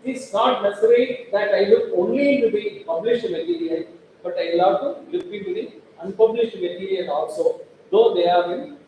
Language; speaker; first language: English; non-native, local second language; Malayalam